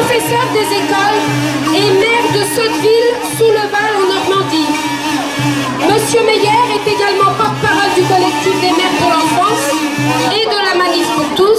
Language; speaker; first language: French; native; French